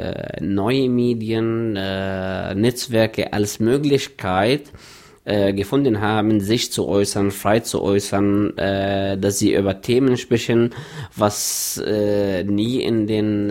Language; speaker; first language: German; non-native, fluent; Arabic